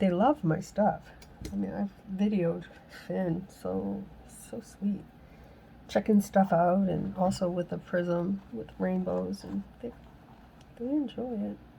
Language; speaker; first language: English; native; English